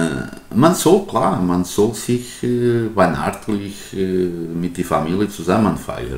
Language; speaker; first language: German; non-native, learner; Portuguese